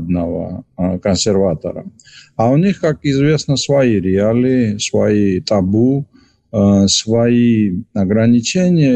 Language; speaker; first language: Russian; non-native, local second language; Georgian